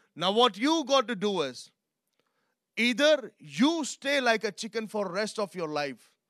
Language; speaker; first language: English; non-native, local second language; Urdu